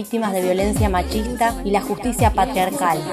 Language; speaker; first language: Spanish; native; Spanish